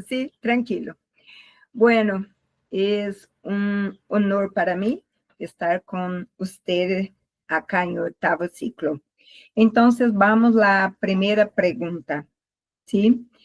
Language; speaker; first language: Spanish; non-native, learner; Portuguese